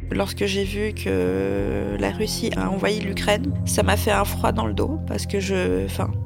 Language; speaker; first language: French; early bilingual, other home language; Russian